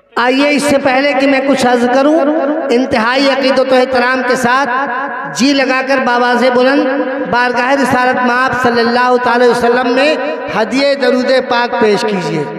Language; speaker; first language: Hindi; native; Hindi